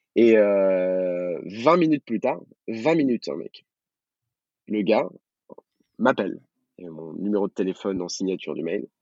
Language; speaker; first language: French; early bilingual, other home language; Arabic